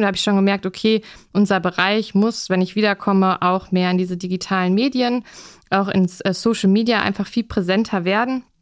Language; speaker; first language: German; native; German